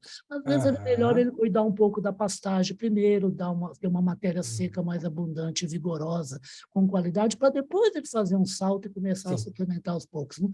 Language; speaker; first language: Portuguese; native; Portuguese